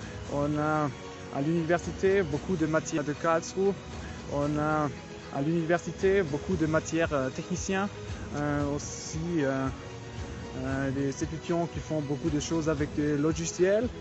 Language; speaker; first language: French; non-native, learner; German